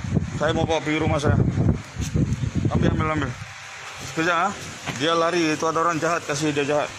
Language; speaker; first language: Indonesian; native; Indonesian